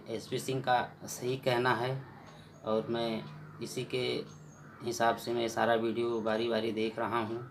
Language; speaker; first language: Hindi; native; Hindi